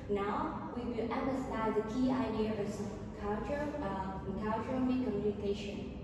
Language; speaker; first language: English; non-native, learner; Vietnamese